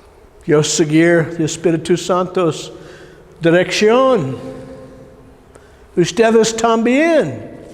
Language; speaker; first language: Spanish; non-native, learner; English